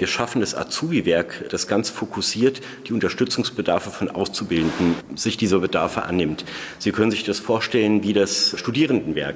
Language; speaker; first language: German; native; German